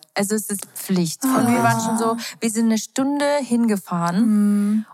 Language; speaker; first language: German; early bilingual, other home language; Portuguese